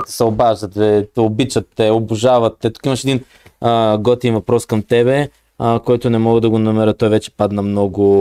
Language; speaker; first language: Bulgarian; native; Bulgarian